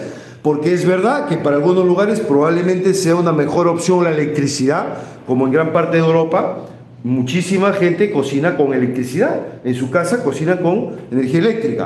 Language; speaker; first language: Spanish; native; Spanish